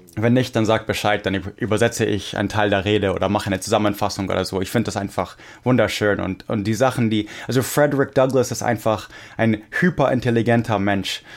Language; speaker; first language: German; non-native, fluent; English